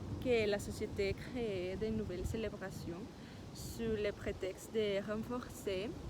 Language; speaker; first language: French; non-native, learner; Spanish